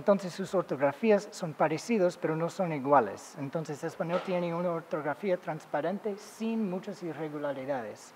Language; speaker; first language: Spanish; non-native, fluent; English